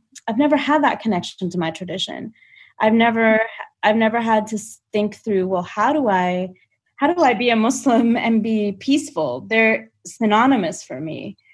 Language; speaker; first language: English; native; English